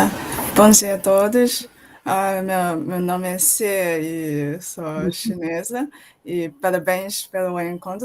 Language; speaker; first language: Portuguese; non-native, fluent; Chinese